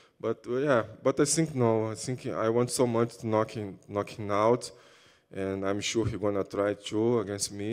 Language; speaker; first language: English; non-native, learner; Portuguese